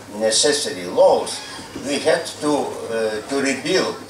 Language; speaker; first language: English; non-native, fluent; Lithuanian